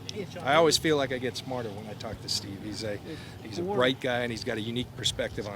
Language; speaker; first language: English; native; English